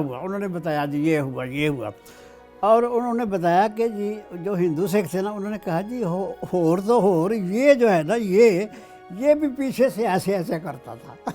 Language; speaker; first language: Urdu; non-native, local second language; Punjabi